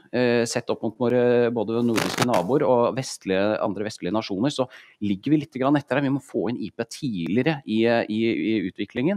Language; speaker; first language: Norwegian; native; Norwegian